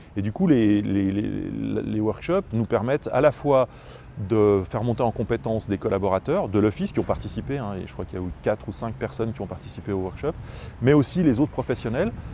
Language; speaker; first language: French; native; French